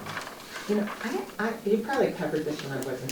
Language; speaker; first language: English; native; English